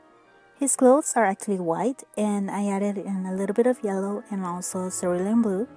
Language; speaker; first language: English; non-native, fluent; Spanish